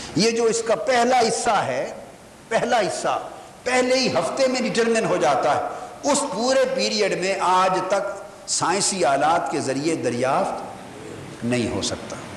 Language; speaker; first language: Urdu; non-native, local second language; Punjabi